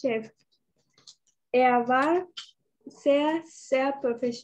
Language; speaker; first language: German; non-native, learner; Spanish